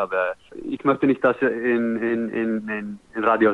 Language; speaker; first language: German; non-native, learner; Icelandic